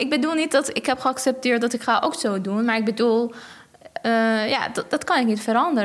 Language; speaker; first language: Dutch; non-native, fluent; Persian